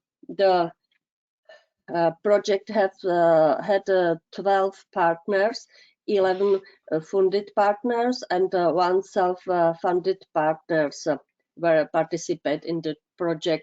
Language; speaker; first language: English; non-native, fluent; Czech